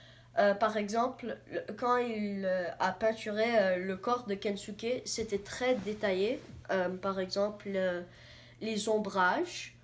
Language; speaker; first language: French; non-native, learner; English